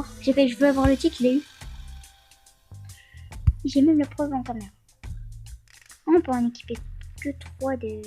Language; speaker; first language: French; native; French